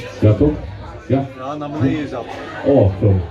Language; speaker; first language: Dutch; early bilingual, other home language; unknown